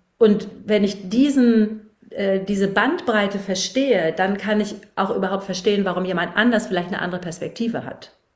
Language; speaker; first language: German; native; German